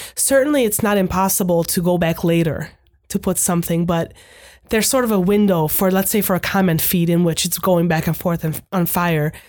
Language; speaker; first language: English; non-native, fluent; Hungarian